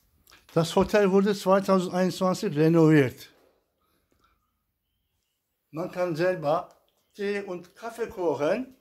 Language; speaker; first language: German; early bilingual, heritage; Turkish